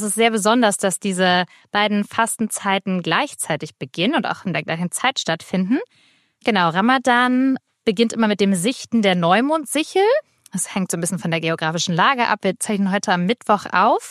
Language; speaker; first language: German; native; German